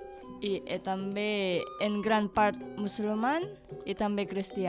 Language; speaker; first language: Catalan; non-native, learner; Indonesian